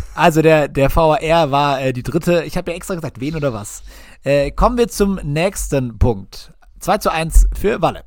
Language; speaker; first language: German; native; German